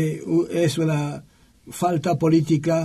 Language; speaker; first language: Spanish; non-native, learner; French